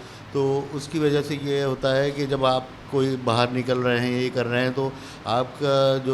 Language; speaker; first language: Urdu; native; Urdu